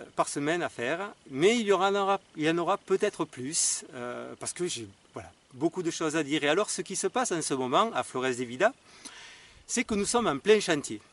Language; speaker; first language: French; native; French